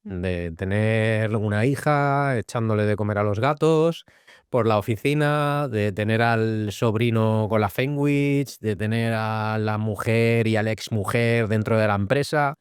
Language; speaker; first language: Spanish; native; Spanish